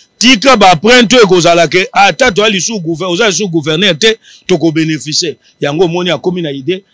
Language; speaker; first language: Lingala; native; Lingala